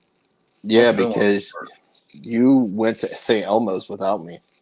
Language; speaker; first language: English; native; English